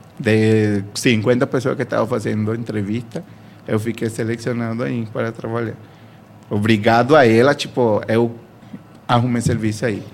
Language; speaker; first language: Portuguese; non-native, fluent; Spanish